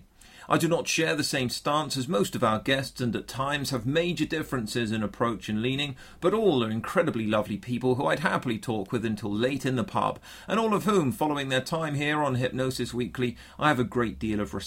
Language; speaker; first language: English; native; English